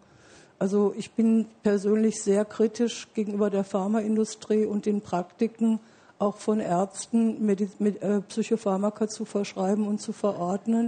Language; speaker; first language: German; native; German